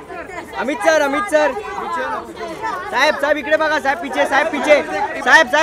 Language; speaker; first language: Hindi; non-native, local second language; Marathi